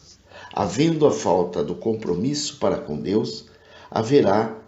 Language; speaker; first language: Portuguese; native; Portuguese